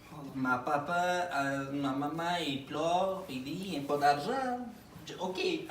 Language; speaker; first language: French; non-native, learner; Arabic